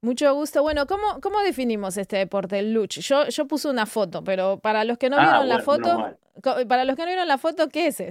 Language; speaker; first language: Spanish; native; Spanish